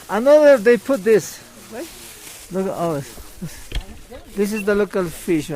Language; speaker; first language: English; non-native, learner; Spanish